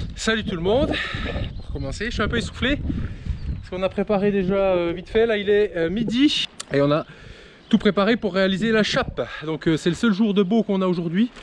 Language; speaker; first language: French; native; French